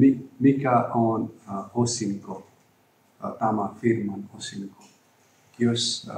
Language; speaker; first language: Finnish; non-native, learner; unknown